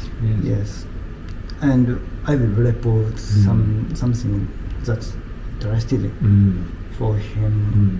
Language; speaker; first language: English; non-native, learner; Japanese